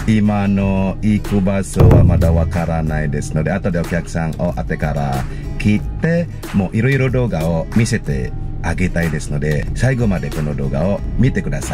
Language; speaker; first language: Japanese; non-native, fluent; Indonesian